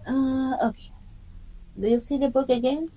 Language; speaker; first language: English; non-native, fluent; Spanish